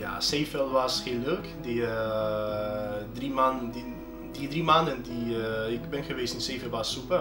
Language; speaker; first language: Dutch; non-native, fluent; Spanish